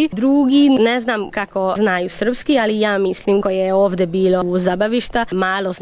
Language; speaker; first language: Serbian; non-native, local second language; Hungarian